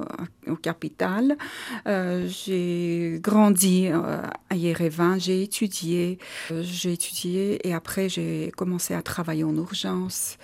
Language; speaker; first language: French; non-native, learner; Armenian